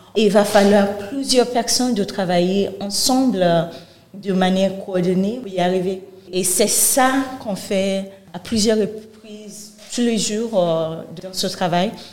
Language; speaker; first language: French; non-native, fluent; Yoruba